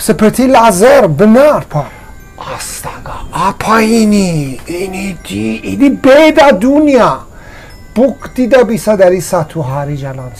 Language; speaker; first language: Indonesian; non-native, learner; Persian